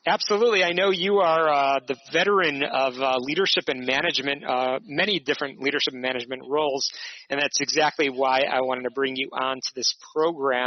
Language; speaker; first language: English; native; English